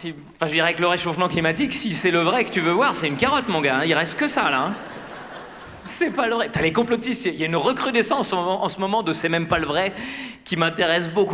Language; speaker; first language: French; native; French